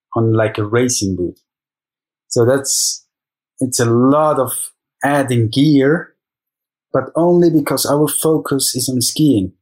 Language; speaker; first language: English; non-native, fluent; German